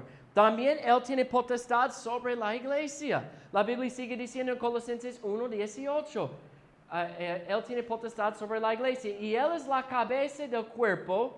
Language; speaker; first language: Spanish; non-native, fluent; English